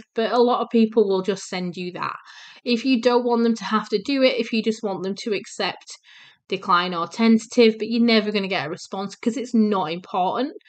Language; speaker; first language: English; native; English